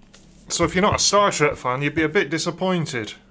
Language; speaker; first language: English; native; English